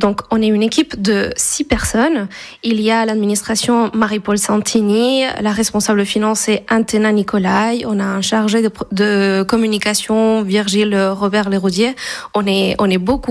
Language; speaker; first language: French; non-native, fluent; Spanish